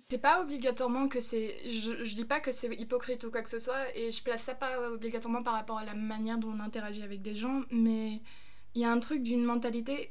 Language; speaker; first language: French; early bilingual, other home language; German